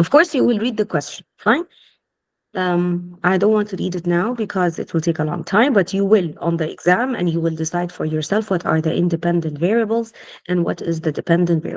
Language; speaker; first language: English; non-native, fluent; Arabic